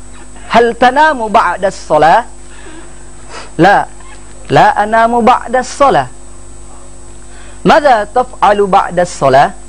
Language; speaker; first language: Arabic; non-native, fluent; Indonesian